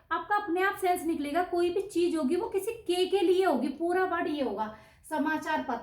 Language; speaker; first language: Hindi; native; Hindi